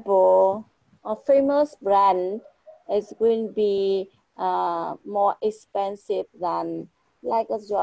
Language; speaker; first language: English; non-native, fluent; Vietnamese